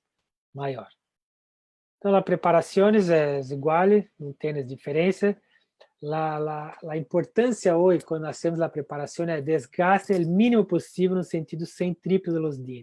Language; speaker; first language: Spanish; non-native, fluent; Portuguese